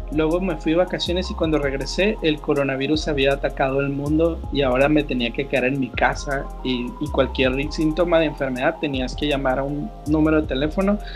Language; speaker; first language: Spanish; native; Spanish